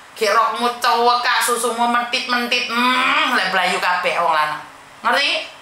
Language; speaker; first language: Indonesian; non-native, local second language; Javanese